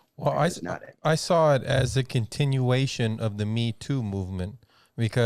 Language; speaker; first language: English; native; English